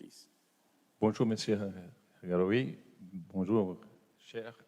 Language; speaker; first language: French; non-native, fluent; Portuguese